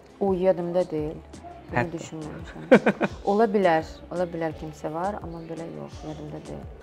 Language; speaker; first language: Azerbaijani; non-native, local second language; Russian